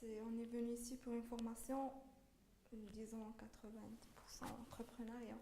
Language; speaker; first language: French; non-native, local second language; Arabic